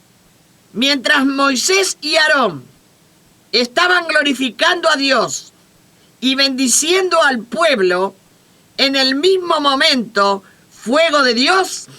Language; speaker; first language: Spanish; native; Spanish